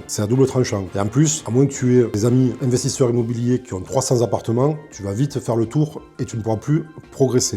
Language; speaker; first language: French; native; French